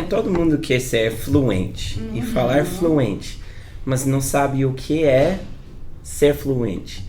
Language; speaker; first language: Portuguese; non-native, fluent; English